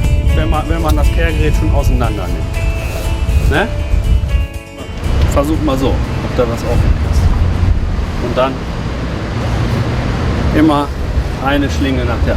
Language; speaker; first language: German; native; German